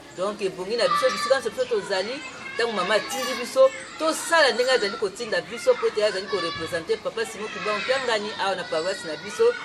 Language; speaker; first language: Lingala; native; Lingala